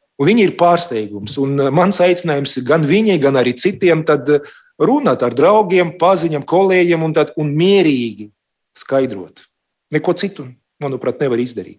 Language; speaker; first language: Latvian; non-native, local second language; Russian